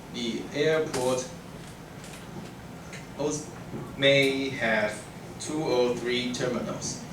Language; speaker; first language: English; non-native, learner; Chinese